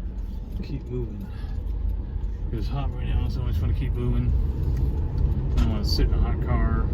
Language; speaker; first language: English; native; English